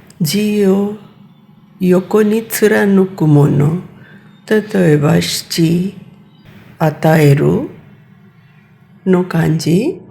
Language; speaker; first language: Japanese; non-native, fluent; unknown